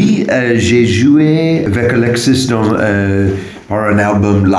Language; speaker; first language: French; non-native, learner; English